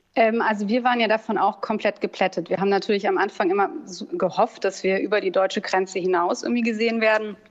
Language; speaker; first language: German; native; German